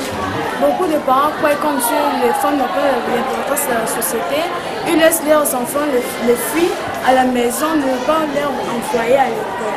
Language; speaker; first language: French; non-native, local second language; Lingala